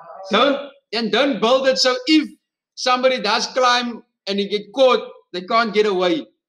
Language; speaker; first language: English; non-native, local second language; Afrikaans